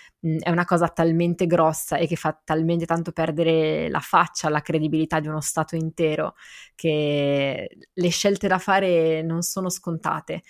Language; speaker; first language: Italian; native; Italian